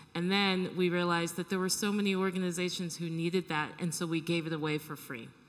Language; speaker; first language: English; native; English